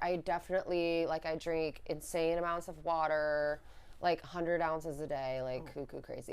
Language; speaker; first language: English; native; English